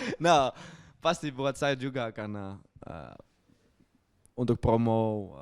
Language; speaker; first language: Indonesian; non-native, fluent; Dutch